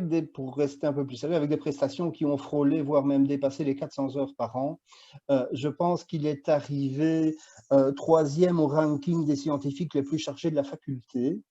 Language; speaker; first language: French; native; French